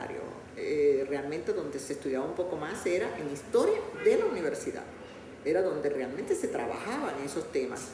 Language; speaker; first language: Spanish; native; Spanish